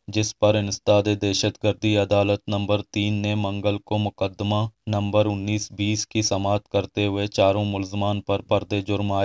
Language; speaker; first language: Urdu; non-native, local second language; Baluchi